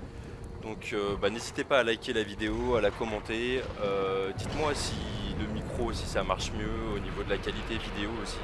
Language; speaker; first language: French; native; French